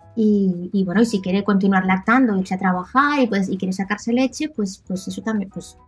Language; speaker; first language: Spanish; non-native, local second language; Catalan